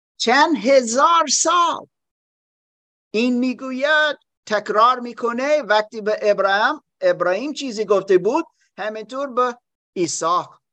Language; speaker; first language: Persian; non-native, learner; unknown